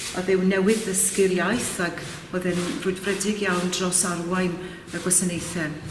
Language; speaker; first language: Welsh; native; Welsh